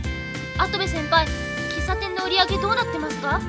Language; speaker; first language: Japanese; native; Japanese